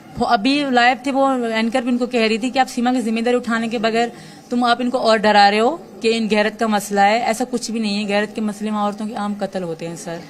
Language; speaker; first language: Urdu; non-native, local second language; Sindhi